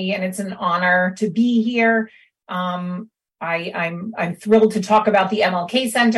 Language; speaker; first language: English; native; English